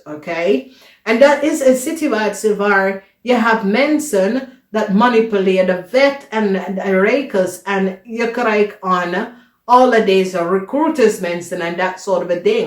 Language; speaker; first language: Dutch; non-native, fluent; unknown